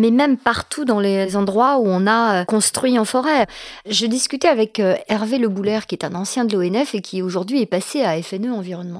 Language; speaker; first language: French; native; French